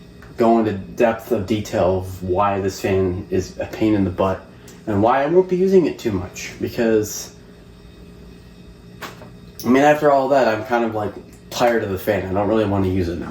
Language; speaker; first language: English; native; English